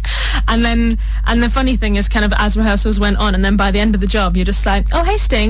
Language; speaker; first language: English; native; English